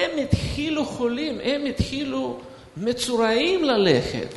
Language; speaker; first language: Hebrew; non-native, fluent; Russian